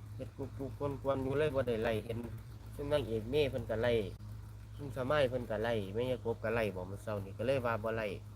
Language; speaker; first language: Thai; native; Thai